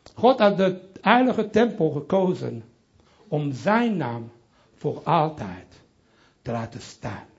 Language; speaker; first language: Dutch; non-native, local second language; French